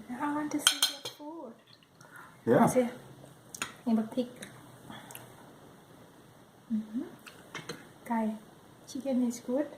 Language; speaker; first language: English; non-native, learner; Thai